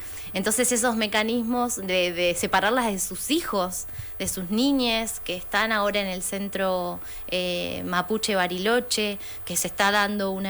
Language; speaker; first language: Spanish; native; Spanish